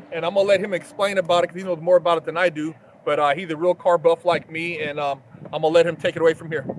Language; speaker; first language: English; native; English